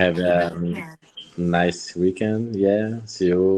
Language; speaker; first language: English; non-native, learner; Portuguese